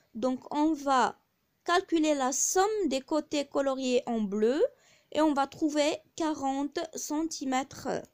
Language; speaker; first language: French; non-native, local second language; Arabic